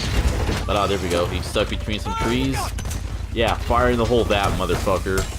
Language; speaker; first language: English; native; English